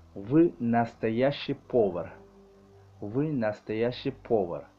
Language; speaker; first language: Russian; non-native, learner; Tajik